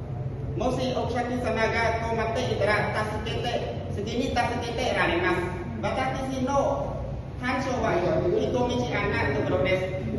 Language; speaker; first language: Japanese; non-native, learner; Khmer